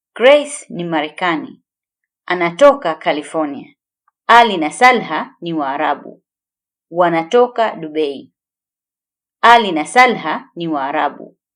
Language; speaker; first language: Swahili; native; Swahili